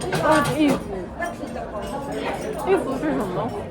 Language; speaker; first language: Chinese; non-native, learner; Korean